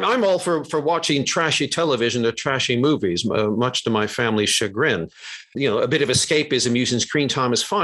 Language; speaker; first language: English; native; English